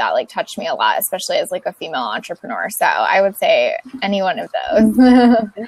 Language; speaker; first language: English; native; English